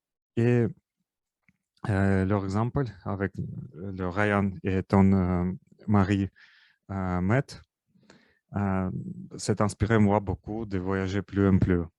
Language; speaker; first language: French; non-native, learner; Russian